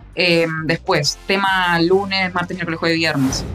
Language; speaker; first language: Spanish; native; Spanish